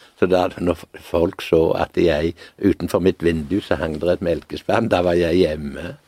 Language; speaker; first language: Norwegian; native; Norwegian